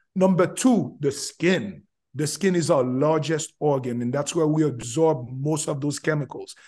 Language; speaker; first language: English; non-native, fluent; Haitian Creole